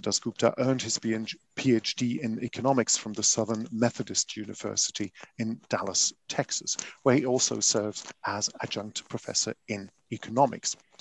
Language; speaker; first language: English; non-native, fluent; Dutch